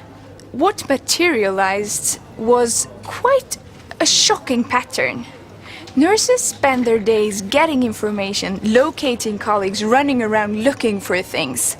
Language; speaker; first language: English; non-native, fluent; Swedish